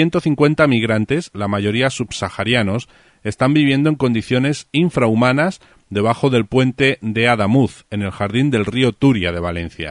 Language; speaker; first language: Spanish; native; Spanish